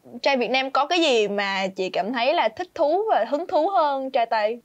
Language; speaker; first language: Vietnamese; native; Vietnamese